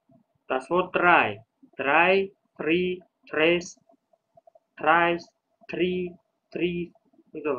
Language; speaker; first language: German; non-native, fluent; Uzbek